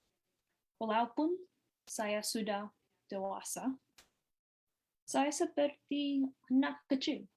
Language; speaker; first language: Indonesian; non-native, learner; English